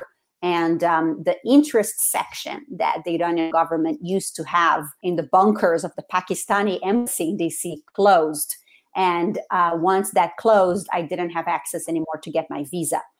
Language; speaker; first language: English; non-native, fluent; Portuguese